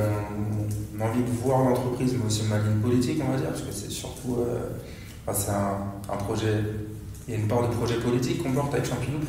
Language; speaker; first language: French; native; French